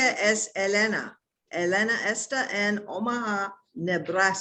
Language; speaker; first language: Spanish; non-native, learner; English